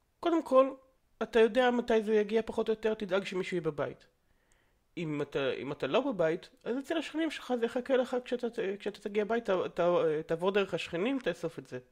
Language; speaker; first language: Hebrew; native; Hebrew